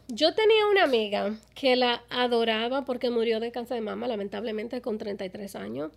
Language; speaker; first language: Spanish; early bilingual, other home language; English